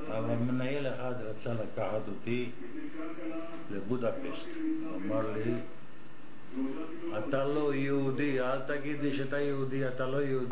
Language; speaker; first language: Hebrew; non-native, fluent; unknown